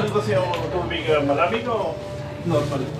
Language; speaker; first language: Filipino; non-native, learner; Punjabi